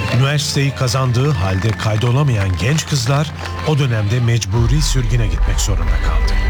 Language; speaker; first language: Turkish; native; Turkish